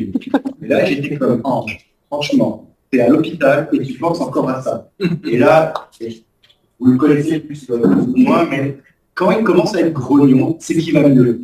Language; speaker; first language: French; native; French